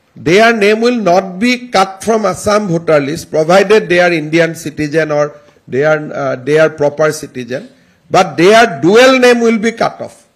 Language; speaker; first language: English; non-native, local second language; Assamese